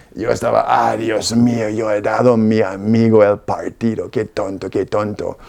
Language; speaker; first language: Spanish; non-native, fluent; Polish